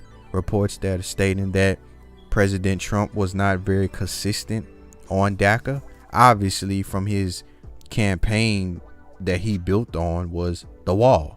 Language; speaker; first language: English; native; English